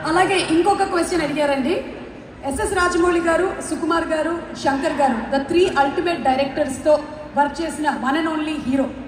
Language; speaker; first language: Telugu; native; Telugu